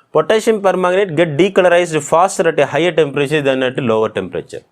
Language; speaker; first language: English; non-native, local second language; Tamil